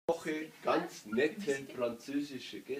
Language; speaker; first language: German; native; German